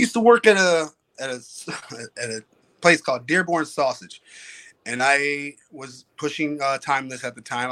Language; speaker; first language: English; native; English